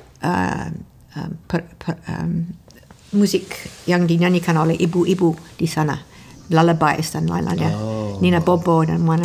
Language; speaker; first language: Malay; non-native, fluent; English